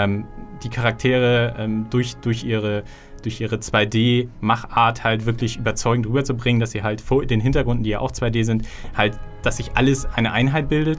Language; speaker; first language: German; native; German